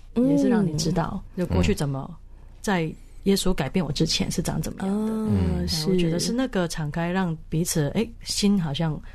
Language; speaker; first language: Chinese; non-native, fluent; Cantonese